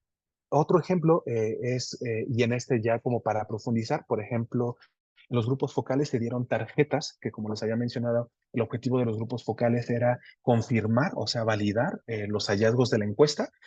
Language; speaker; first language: Spanish; native; Spanish